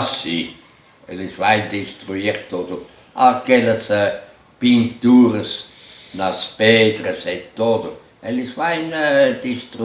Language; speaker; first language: Portuguese; non-native, fluent; German